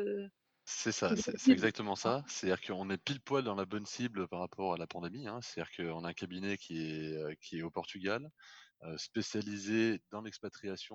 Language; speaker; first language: French; native; French